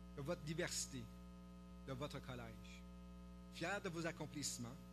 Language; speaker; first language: French; native; French